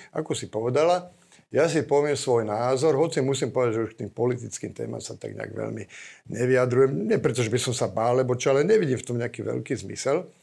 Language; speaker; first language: Slovak; native; Slovak